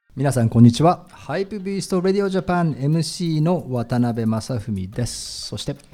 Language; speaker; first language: Japanese; native; Japanese